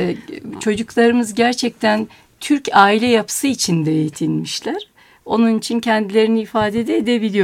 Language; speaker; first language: Turkish; native; Turkish